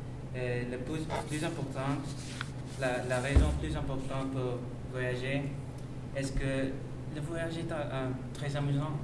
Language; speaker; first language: French; non-native, learner; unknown